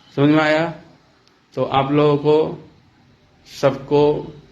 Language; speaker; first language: Hindi; non-native, local second language; Bangla